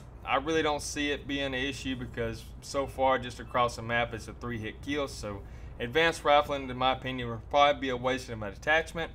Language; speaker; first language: English; native; English